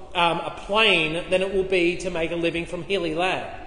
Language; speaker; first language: English; native; English